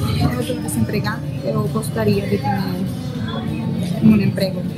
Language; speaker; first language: Portuguese; non-native, learner; Spanish